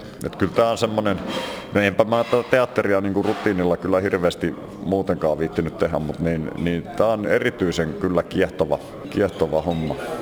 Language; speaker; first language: Finnish; native; Finnish